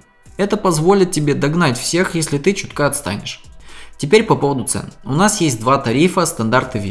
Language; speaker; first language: Russian; native; Russian